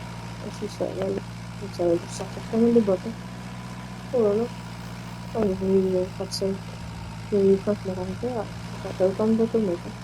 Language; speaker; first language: French; native; French